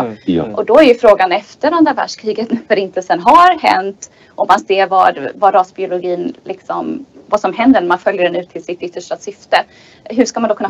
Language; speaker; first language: Swedish; native; Swedish